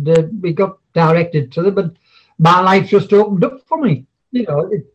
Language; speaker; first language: English; native; English